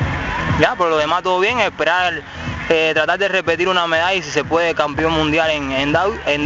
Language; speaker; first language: Spanish; native; Spanish